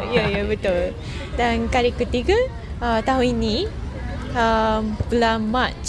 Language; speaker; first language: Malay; non-native, fluent; Japanese